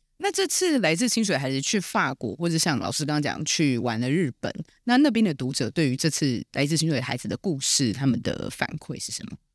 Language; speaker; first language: Chinese; native; Chinese